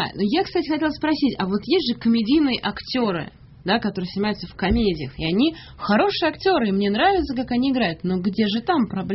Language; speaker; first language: Russian; native; Russian